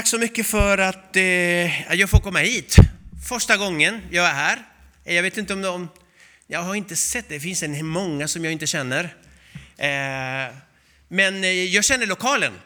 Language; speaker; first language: Swedish; non-native, fluent; Spanish